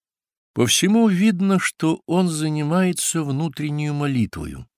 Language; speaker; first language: Russian; native; Russian